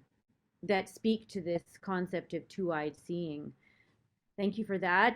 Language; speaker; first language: English; native; English